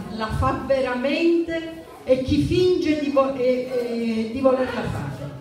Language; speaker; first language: Italian; native; Italian